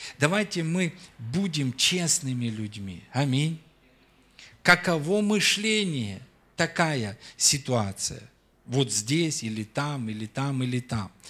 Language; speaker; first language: Russian; native; Russian